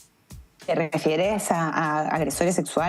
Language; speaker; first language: Spanish; native; Spanish